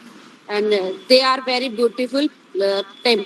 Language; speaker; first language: English; non-native, learner; Hindi